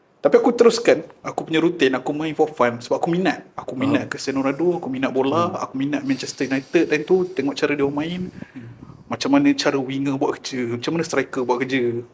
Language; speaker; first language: Malay; native; Malay